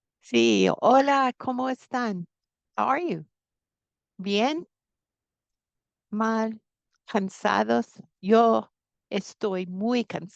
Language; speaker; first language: Spanish; non-native, fluent; English